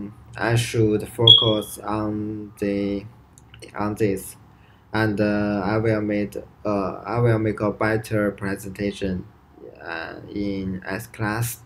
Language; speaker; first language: English; non-native, learner; Chinese